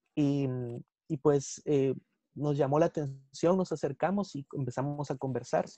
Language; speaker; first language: English; non-native, fluent; Spanish